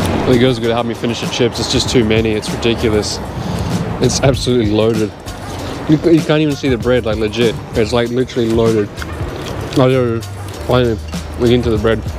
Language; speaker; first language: English; native; English